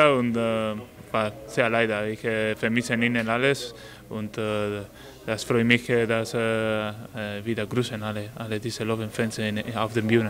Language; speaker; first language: German; non-native, learner; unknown